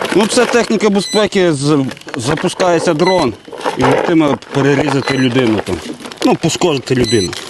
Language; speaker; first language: Ukrainian; native; Ukrainian